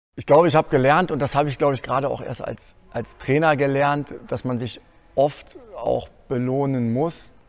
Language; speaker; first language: German; native; German